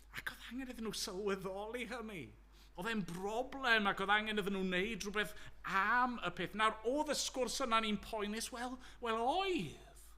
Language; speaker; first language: Welsh; native; Welsh